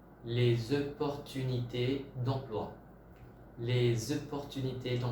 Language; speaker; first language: French; non-native, fluent; Vietnamese